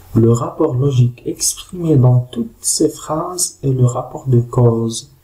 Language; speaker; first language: French; non-native, local second language; Arabic